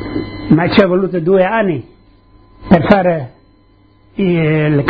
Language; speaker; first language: Italian; early bilingual, heritage; Italian